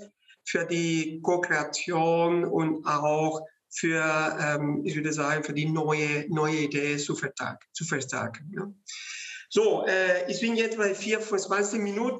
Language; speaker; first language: German; non-native, fluent; Spanish